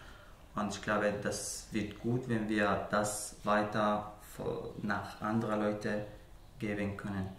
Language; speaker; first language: German; non-native, learner; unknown